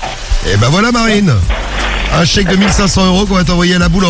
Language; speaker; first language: French; native; French